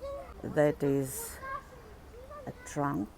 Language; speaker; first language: English; non-native, learner; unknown